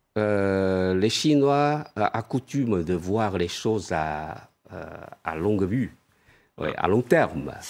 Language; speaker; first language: French; non-native, fluent; Chinese